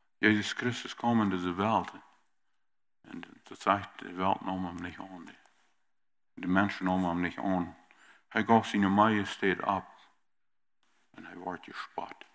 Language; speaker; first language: German; early bilingual, heritage; German